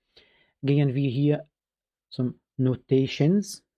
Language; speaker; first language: German; non-native, fluent; Arabic